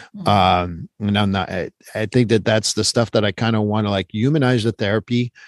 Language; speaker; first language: English; non-native, fluent; French